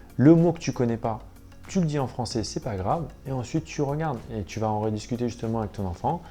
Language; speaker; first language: French; native; French